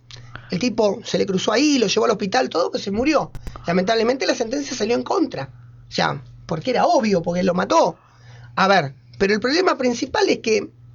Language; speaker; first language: Spanish; native; Spanish